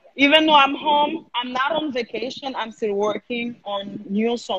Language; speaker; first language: English; non-native, learner; Haitian Creole